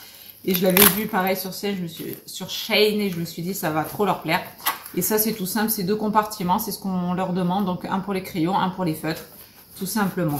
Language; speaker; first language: French; native; French